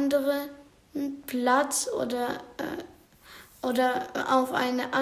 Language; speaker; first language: German; non-native, learner; Ukrainian